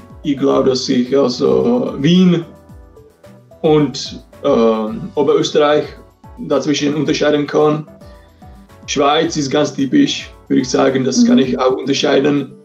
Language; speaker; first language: German; non-native, fluent; Czech